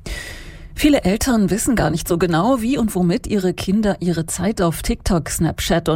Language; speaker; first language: German; native; German